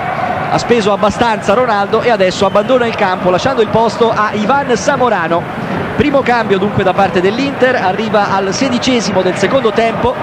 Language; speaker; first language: Italian; native; Italian